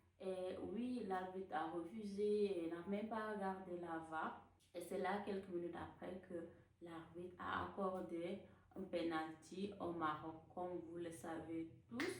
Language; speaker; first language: French; non-native, local second language; Wolof